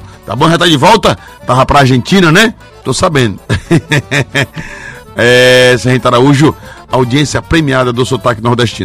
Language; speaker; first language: Portuguese; native; Portuguese